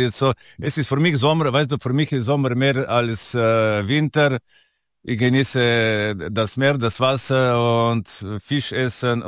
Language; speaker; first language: German; non-native, fluent; Italian